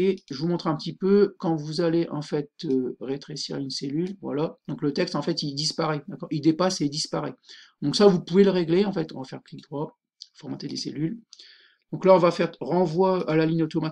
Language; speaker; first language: French; native; French